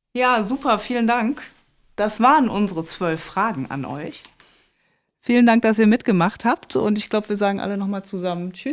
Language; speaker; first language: German; native; German